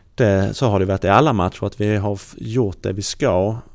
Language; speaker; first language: Swedish; native; Swedish